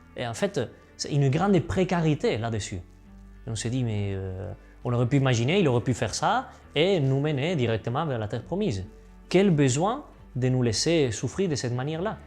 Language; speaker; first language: French; non-native, fluent; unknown